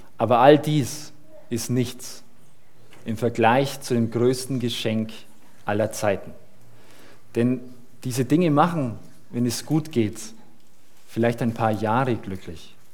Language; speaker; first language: German; early bilingual, other home language; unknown